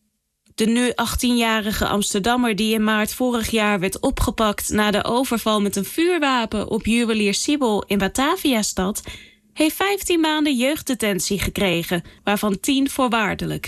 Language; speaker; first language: Dutch; native; Dutch